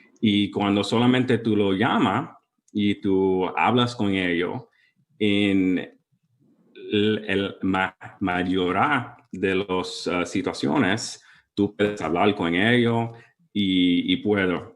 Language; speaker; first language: Spanish; early bilingual, heritage; English